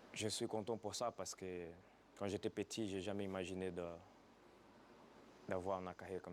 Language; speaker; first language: French; non-native, fluent; Portuguese